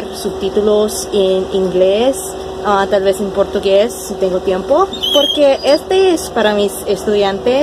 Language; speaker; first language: Spanish; non-native, fluent; English